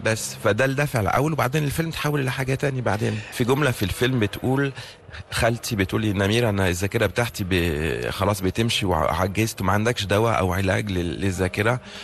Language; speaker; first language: Arabic; early bilingual, heritage; Arabic